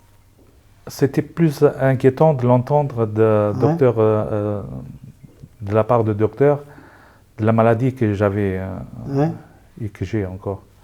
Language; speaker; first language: French; non-native, local second language; Luxembourgish